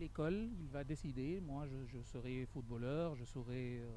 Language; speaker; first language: French; non-native, learner; Arabic